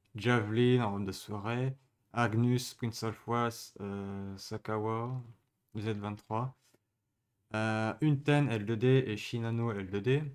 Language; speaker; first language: French; native; French